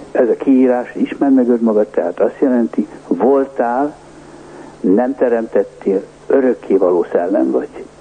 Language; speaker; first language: Hungarian; native; Hungarian